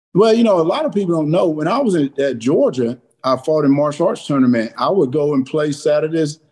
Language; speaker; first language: English; native; English